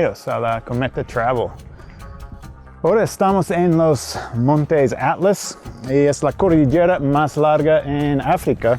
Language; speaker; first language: Spanish; non-native, fluent; English